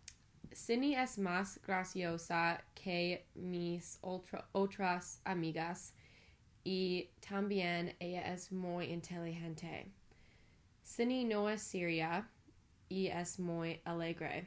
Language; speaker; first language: Spanish; non-native, learner; English